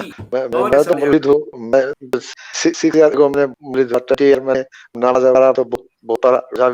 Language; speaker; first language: Hindi; non-native, learner; Bangla